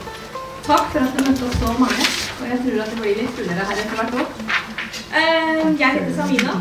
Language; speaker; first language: Norwegian; early bilingual, other home language; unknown